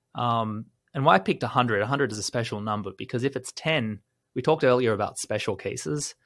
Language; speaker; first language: English; native; English